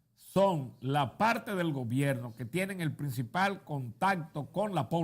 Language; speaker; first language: Spanish; native; Spanish